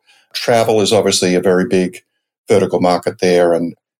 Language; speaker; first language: English; native; English